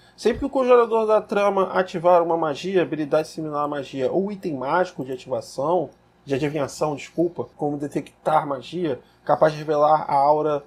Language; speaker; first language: Portuguese; native; Portuguese